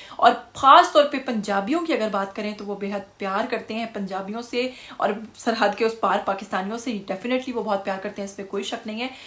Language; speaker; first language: Urdu; native; Urdu